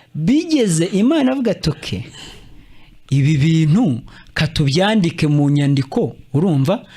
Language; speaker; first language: Kinyarwanda; native; Kinyarwanda